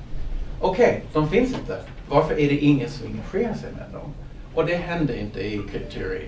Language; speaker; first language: Swedish; non-native, fluent; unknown